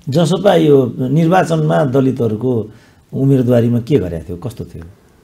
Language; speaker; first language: Nepali; native; Nepali